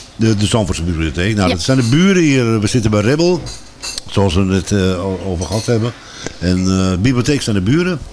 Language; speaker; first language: Dutch; native; Dutch